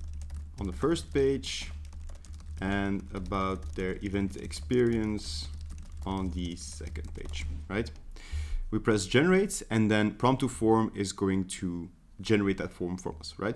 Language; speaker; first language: English; non-native, fluent; Dutch